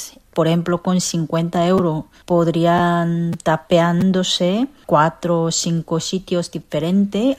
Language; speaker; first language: Spanish; non-native, fluent; Korean